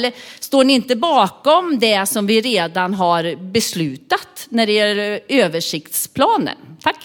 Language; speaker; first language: Swedish; native; Swedish